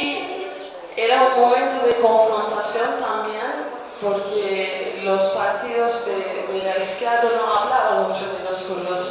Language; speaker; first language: Spanish; non-native, fluent; Kurdish